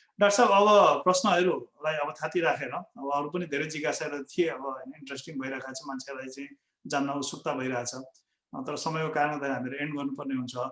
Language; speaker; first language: Nepali; native; Nepali